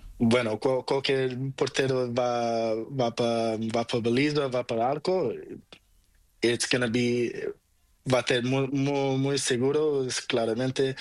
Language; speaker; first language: Spanish; non-native, learner; Portuguese